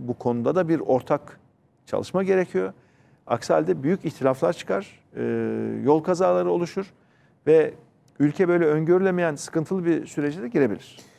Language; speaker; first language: Turkish; native; Turkish